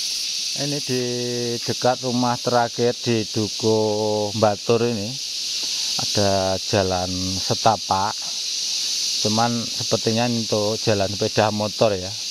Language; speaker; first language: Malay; non-native, local second language; Javanese